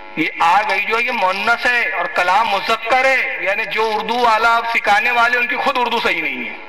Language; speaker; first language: Urdu; native; Urdu